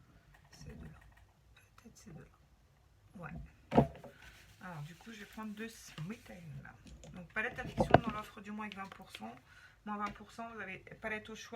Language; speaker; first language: French; native; French